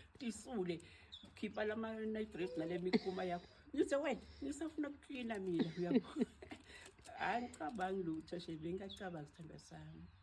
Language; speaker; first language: Zulu; non-native, local second language; Swati